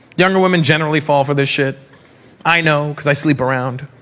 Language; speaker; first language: English; native; English